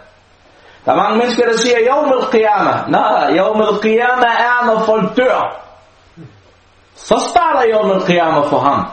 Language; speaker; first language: Danish; non-native, local second language; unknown